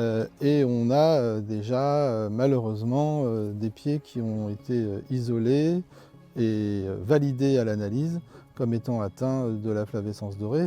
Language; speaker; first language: French; native; French